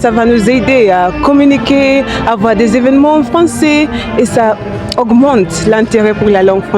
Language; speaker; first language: French; non-native, fluent; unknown